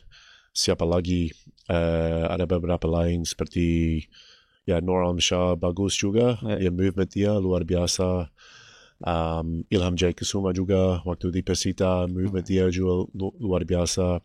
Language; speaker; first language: Indonesian; non-native, fluent; English